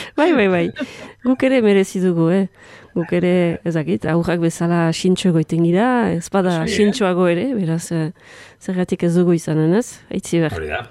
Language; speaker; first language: Basque; native; Basque